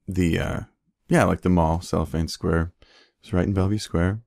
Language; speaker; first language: English; native; English